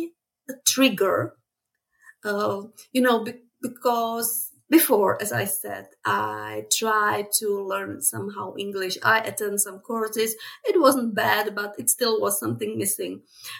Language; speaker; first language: English; non-native, fluent; Czech